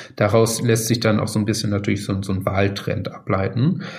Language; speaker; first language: German; native; German